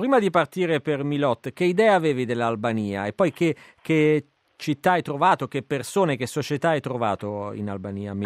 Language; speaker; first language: Italian; native; Italian